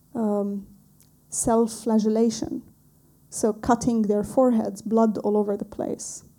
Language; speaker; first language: English; non-native, fluent; Arabic